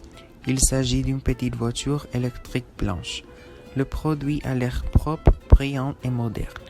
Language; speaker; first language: French; non-native, fluent; Spanish